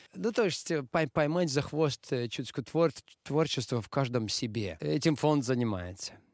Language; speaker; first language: Russian; non-native, local second language; Latvian